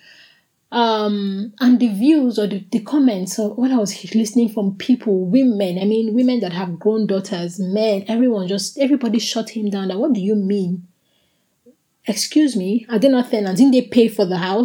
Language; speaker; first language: English; non-native, local second language; Igbo